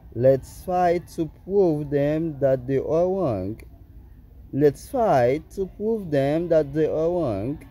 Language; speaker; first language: English; non-native, fluent; Haitian Creole